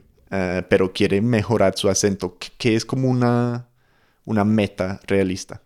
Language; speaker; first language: Spanish; non-native, fluent; English